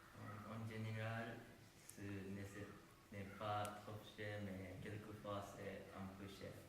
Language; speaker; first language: French; non-native, learner; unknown